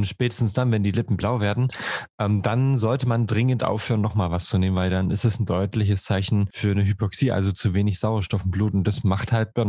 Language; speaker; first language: German; native; German